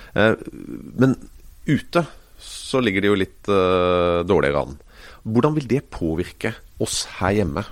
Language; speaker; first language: Norwegian; native; Norwegian